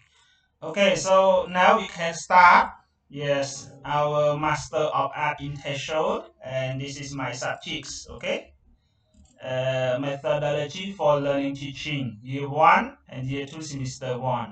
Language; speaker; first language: English; non-native, learner; Khmer